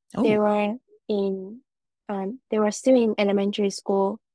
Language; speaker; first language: English; non-native, fluent; Japanese